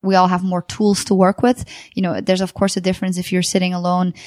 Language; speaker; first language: English; non-native, fluent; Dutch